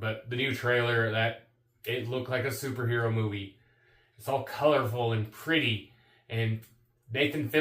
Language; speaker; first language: English; native; English